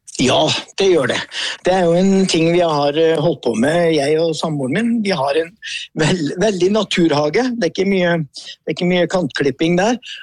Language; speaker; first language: Norwegian; native; Norwegian